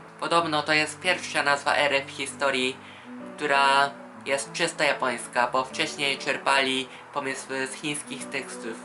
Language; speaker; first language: Polish; non-native, fluent; Japanese